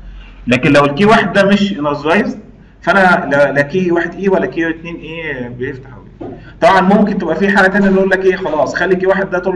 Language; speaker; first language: Arabic; native; Arabic